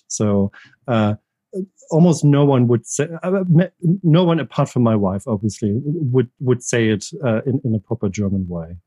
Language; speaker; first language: English; non-native, fluent; German